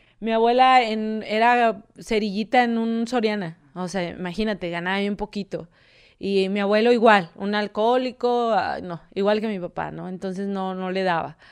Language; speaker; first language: Spanish; native; Spanish